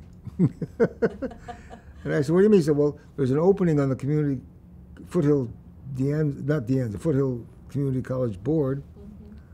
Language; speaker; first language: English; native; English